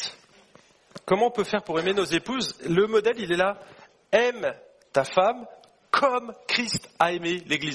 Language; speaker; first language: French; native; French